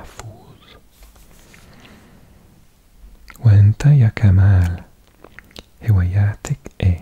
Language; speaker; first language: Arabic; non-native, learner; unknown